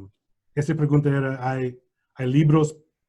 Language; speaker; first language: Spanish; non-native, learner; English